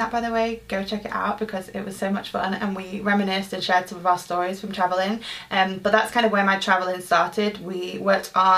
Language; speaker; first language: English; native; English